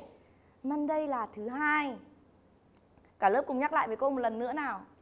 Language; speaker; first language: Vietnamese; native; Vietnamese